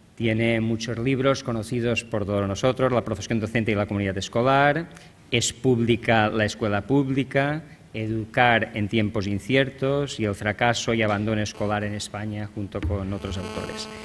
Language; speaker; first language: Spanish; non-native, local second language; Catalan